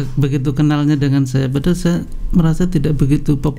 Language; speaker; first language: Indonesian; native; Indonesian